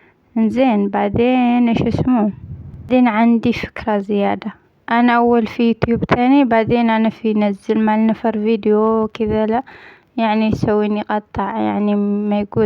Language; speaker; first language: Arabic; non-native, learner; Amharic